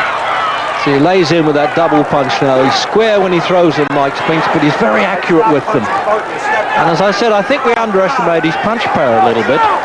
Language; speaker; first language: English; native; English